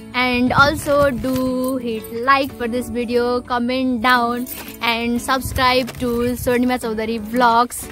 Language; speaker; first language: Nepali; non-native, local second language; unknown